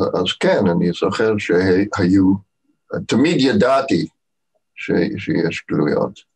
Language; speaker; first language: Hebrew; non-native, fluent; English